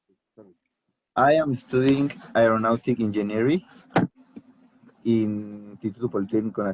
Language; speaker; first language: English; non-native, learner; Spanish